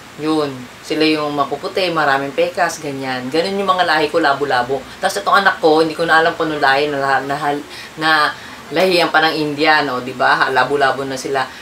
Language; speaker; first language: Filipino; native; Filipino